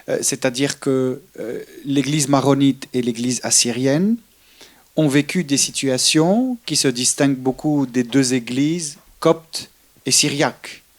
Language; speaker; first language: French; non-native, local second language; Arabic